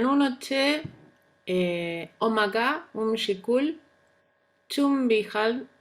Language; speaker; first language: Korean; non-native, learner; Spanish